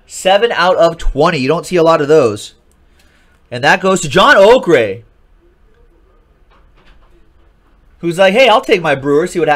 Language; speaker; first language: English; native; English